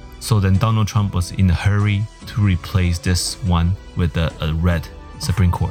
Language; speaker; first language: English; early bilingual, other home language; Chinese